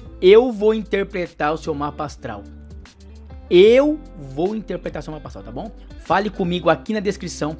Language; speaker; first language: Portuguese; native; Portuguese